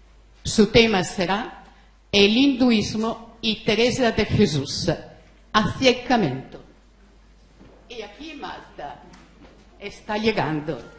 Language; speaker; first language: Spanish; non-native, fluent; Italian